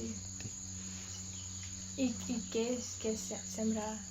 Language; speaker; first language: Spanish; non-native, learner; English